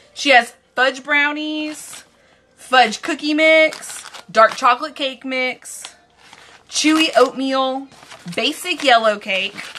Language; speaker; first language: English; native; English